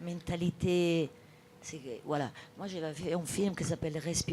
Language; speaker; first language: French; non-native, fluent; Italian